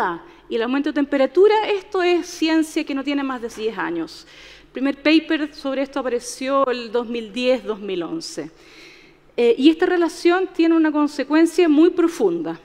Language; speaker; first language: Spanish; native; Spanish